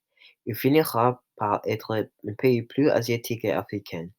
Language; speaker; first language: French; non-native, local second language; English